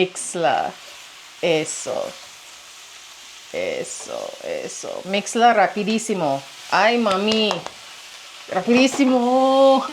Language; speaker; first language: Spanish; non-native, learner; English